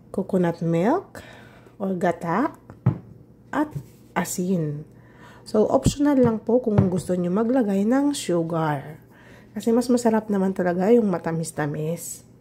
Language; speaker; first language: Filipino; non-native, local second language; Bikol